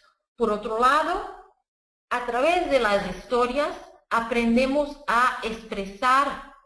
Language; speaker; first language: Spanish; non-native, fluent; Portuguese